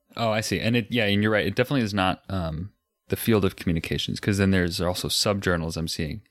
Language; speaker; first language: English; native; English